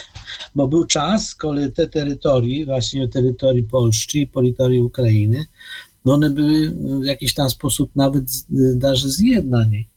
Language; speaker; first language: Polish; non-native, learner; Ukrainian